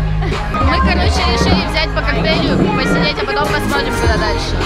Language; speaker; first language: Russian; native; Russian